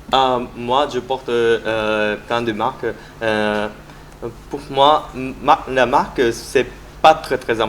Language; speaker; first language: French; non-native, learner; Japanese